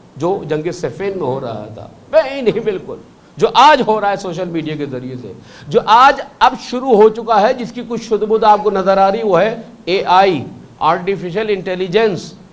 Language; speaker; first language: Urdu; native; Urdu